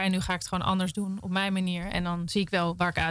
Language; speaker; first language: Dutch; native; Dutch